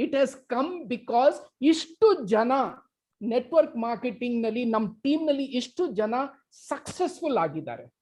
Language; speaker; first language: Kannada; non-native, local second language; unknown